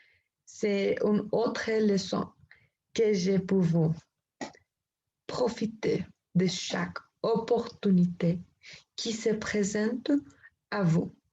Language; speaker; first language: French; non-native, learner; Spanish